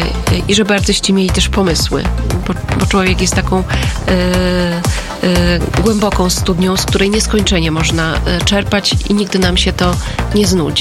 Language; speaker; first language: Polish; native; Polish